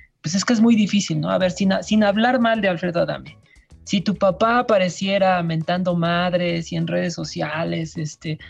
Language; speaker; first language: Spanish; native; Spanish